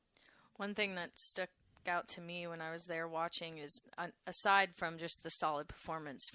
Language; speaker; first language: English; native; English